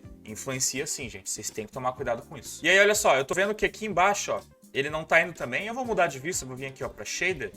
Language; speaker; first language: Portuguese; native; Portuguese